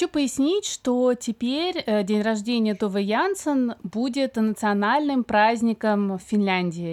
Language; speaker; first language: Russian; native; Russian